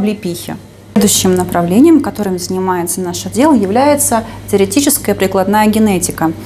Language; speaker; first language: Russian; native; Russian